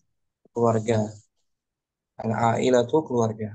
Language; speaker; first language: Indonesian; native; Indonesian